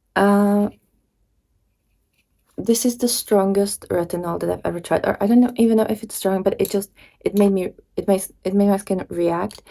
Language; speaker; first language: English; non-native, fluent; Czech